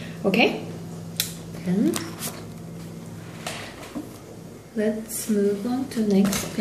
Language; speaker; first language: English; non-native, fluent; Korean